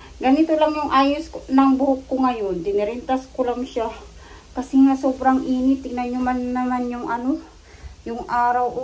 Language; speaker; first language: Filipino; native; Filipino